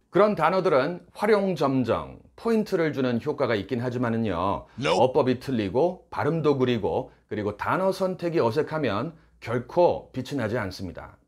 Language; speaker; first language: Korean; native; Korean